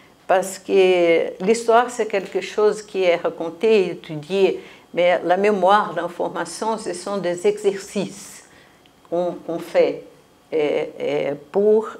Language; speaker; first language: French; non-native, fluent; Portuguese